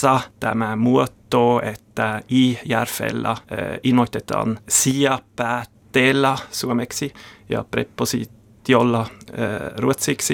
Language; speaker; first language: Finnish; non-native, fluent; German